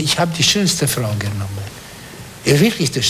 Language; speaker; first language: German; non-native, fluent; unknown